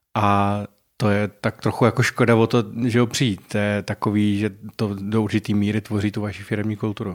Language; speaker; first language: Czech; native; Czech